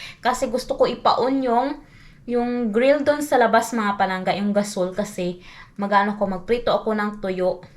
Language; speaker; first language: Filipino; non-native, local second language; Cebuano